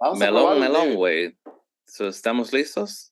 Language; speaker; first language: Spanish; early bilingual, heritage; Spanish